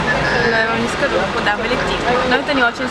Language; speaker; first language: Russian; early bilingual, heritage; Russian